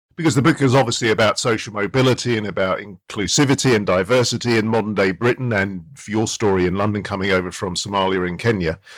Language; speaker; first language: English; native; English